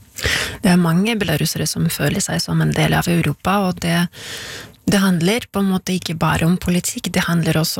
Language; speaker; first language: Norwegian; non-native, fluent; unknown